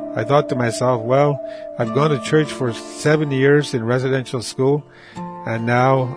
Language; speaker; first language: English; non-native, fluent; Cree